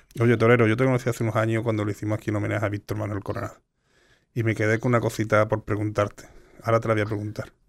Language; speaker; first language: Spanish; native; Spanish